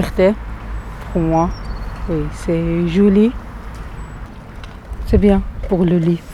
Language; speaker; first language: French; non-native, learner; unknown